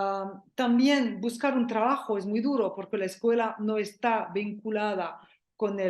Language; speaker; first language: Spanish; non-native, fluent; French